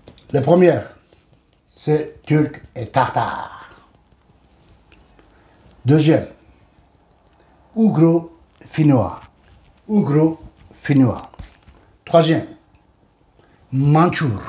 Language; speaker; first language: French; non-native, learner; Turkish